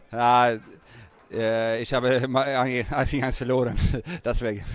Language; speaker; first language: German; non-native, fluent; Swedish